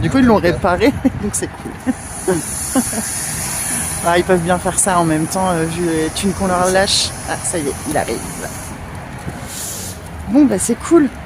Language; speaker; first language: French; native; French